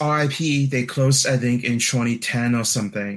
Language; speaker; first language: English; non-native, local second language; Cantonese